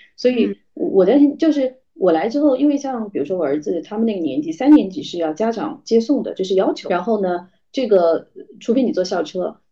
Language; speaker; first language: Chinese; native; Chinese